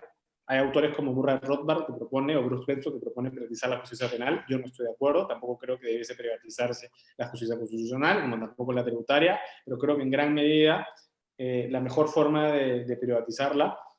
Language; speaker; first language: Spanish; native; Spanish